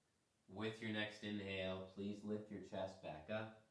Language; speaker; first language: English; native; English